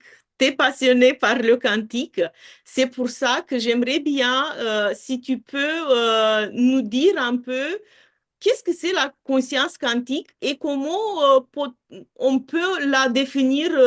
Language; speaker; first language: French; non-native, fluent; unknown